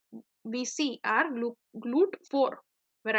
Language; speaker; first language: English; non-native, local second language; Hindi